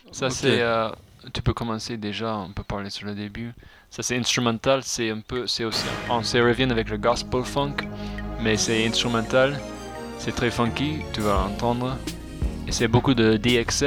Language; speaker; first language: French; non-native, fluent; English